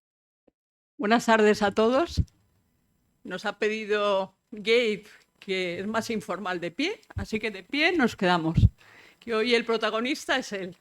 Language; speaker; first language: Spanish; native; Spanish